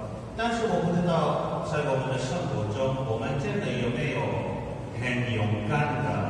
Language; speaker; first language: Chinese; non-native, fluent; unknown